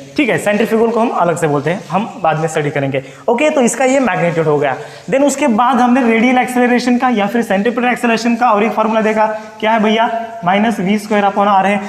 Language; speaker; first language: Hindi; non-native, local second language; Marathi